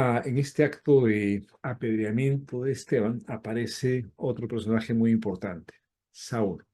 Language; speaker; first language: Spanish; native; Spanish